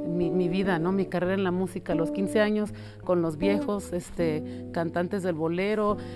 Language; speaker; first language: Spanish; early bilingual, heritage; Spanish